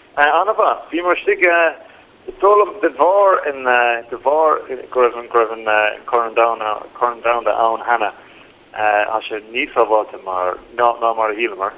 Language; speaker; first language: Irish; native; Irish